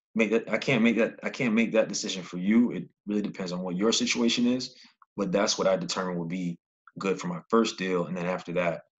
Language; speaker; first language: English; native; English